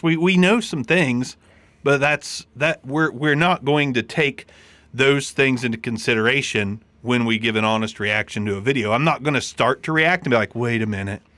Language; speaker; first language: English; native; English